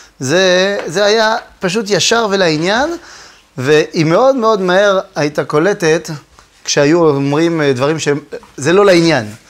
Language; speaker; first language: Hebrew; non-native, fluent; French